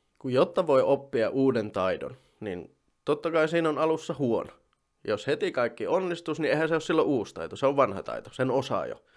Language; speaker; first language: Finnish; native; Finnish